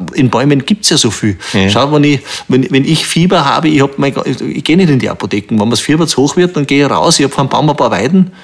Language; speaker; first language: German; native; German